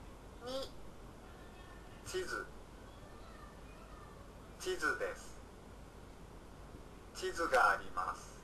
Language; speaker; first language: Japanese; non-native, learner; Indonesian